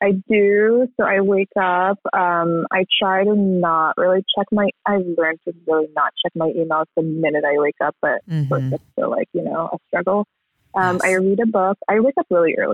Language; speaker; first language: English; non-native, local second language; Filipino